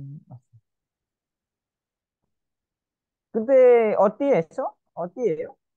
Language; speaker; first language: Korean; non-native, learner; Vietnamese